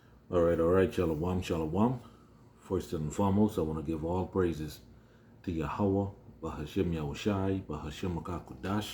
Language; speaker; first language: English; native; English